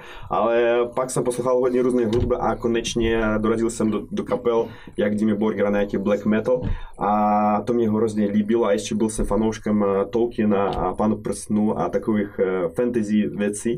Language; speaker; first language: Czech; non-native, fluent; Russian